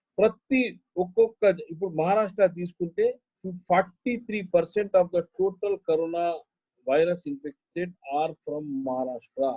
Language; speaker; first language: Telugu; non-native, local second language; Hindi